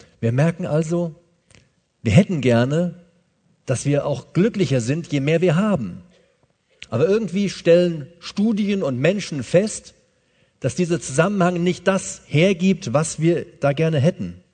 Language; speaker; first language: German; native; German